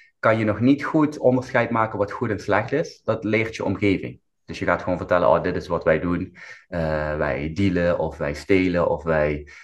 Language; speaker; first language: Dutch; native; Dutch